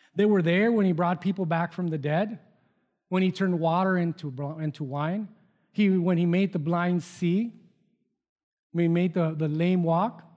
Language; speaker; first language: English; non-native, fluent; Spanish